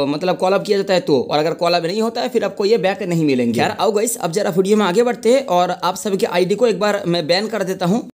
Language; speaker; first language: Hindi; non-native, local second language; Bangla